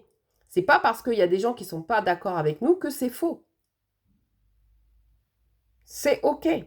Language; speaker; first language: French; native; French